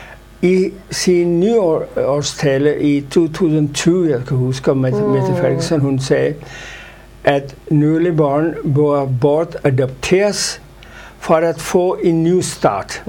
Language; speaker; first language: Danish; non-native, fluent; Urdu